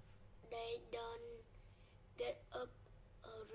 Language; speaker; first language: English; non-native, learner; Vietnamese